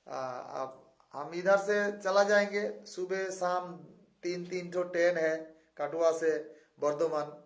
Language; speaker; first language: Hindi; non-native, local second language; Bangla